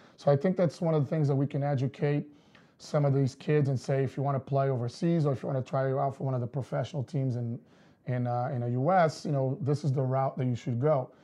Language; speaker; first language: English; non-native, fluent; Portuguese